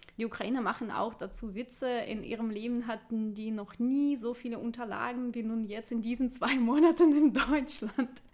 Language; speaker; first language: German; non-native, fluent; Russian